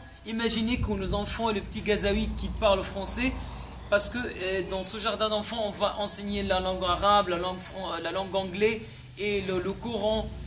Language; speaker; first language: French; non-native, fluent; Arabic